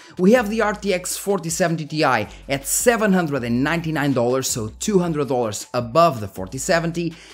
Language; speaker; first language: English; non-native, fluent; Portuguese